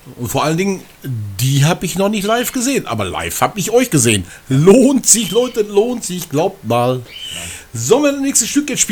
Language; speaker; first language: German; native; German